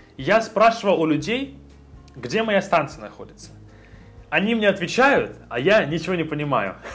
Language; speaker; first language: Russian; native; Russian